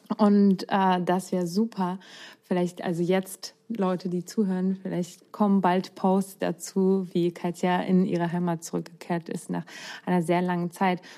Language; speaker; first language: German; native; German